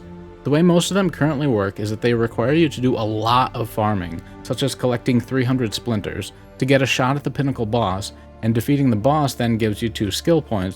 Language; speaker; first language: English; native; English